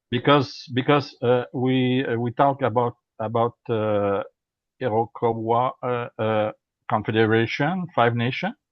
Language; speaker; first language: English; non-native, learner; French